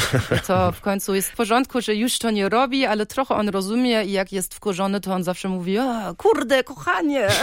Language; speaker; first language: Polish; early bilingual, heritage; Polish